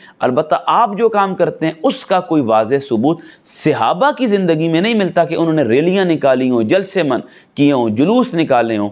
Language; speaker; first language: Urdu; non-native, local second language; Punjabi